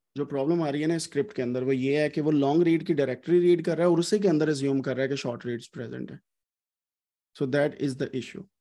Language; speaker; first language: Urdu; native; Urdu